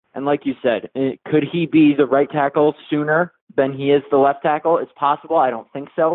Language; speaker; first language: English; native; English